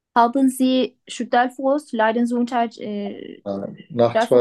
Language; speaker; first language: German; non-native, learner; Turkish